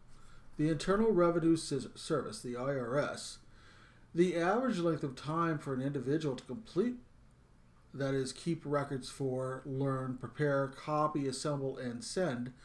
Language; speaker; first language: English; native; English